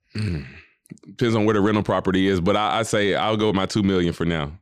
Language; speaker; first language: English; native; English